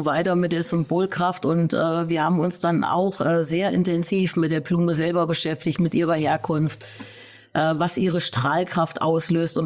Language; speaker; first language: German; native; German